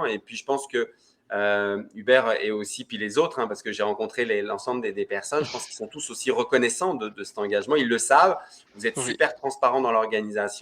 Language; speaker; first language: French; native; French